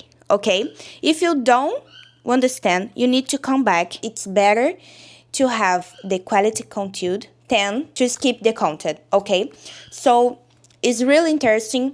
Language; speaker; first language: English; non-native, learner; Portuguese